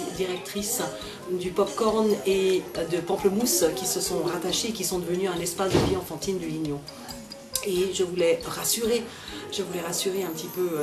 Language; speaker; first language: French; native; French